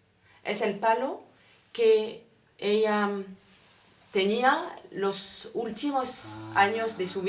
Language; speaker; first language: Spanish; non-native, learner; French